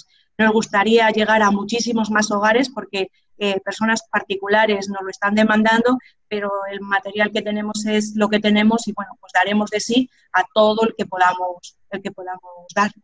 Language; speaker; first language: Spanish; native; Spanish